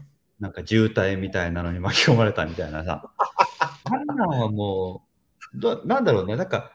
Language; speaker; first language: Japanese; native; Japanese